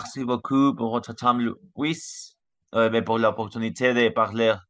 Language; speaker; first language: French; non-native, learner; Spanish